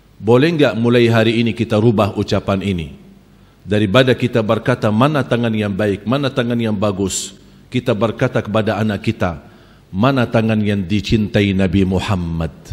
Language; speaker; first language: Malay; non-native, fluent; Arabic